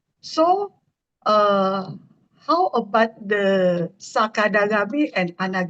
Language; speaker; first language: English; non-native, learner; Indonesian